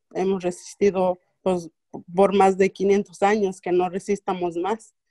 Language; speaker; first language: Spanish; non-native, local second language; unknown